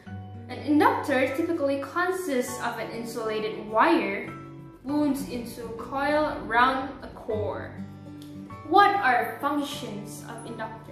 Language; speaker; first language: English; non-native, learner; Indonesian